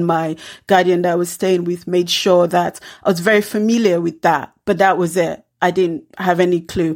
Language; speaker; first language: English; non-native, local second language; Krio